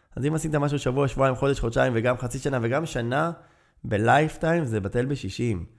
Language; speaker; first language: Hebrew; native; Hebrew